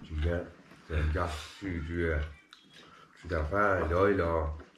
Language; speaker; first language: Chinese; non-native, local second language; Kazakh